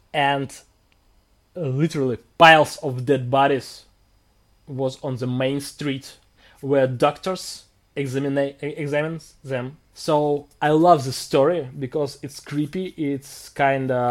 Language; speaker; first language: English; non-native, fluent; Russian